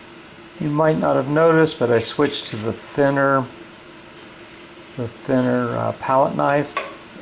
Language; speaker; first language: English; native; English